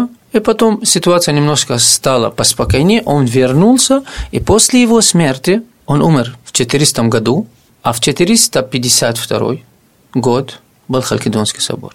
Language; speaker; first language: Russian; non-native, fluent; Arabic